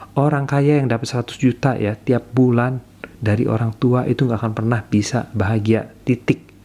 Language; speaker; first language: Indonesian; native; Indonesian